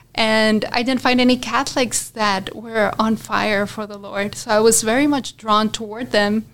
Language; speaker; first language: English; non-native, fluent; Spanish